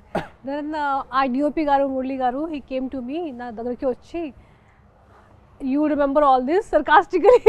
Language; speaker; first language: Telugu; non-native, fluent; Hindi